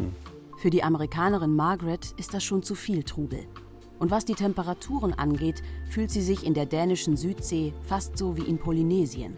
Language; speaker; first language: German; native; German